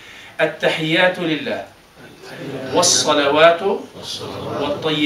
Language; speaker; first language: Arabic; non-native, fluent; English